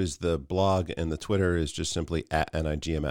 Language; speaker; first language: English; native; English